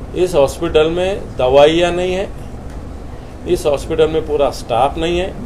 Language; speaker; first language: Hindi; non-native, local second language; Marathi